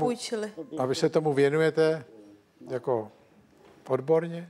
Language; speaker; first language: Czech; native; Czech